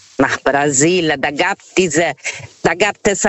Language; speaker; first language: German; non-native, fluent; Portuguese